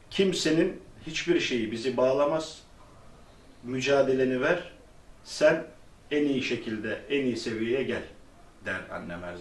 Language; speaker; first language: Turkish; early bilingual, other home language; Albanian